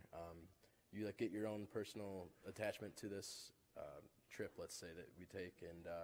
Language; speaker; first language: English; native; English